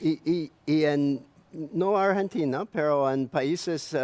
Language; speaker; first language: Spanish; non-native, learner; English